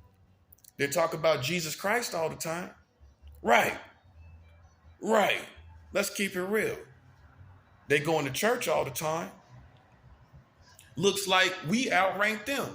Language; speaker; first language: English; native; English